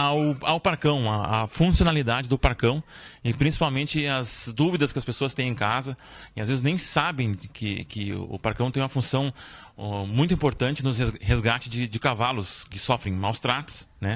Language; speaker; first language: Portuguese; native; Portuguese